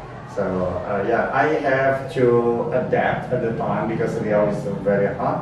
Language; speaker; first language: English; non-native, learner; Indonesian